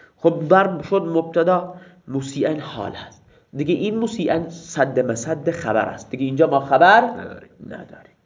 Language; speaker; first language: Persian; non-native, local second language; Baluchi